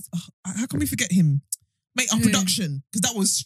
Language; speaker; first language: English; native; English